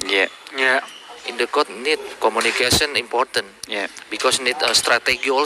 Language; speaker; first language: English; non-native, learner; Indonesian